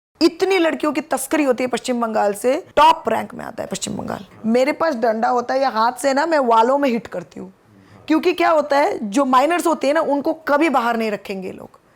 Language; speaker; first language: Hindi; non-native, local second language; Bangla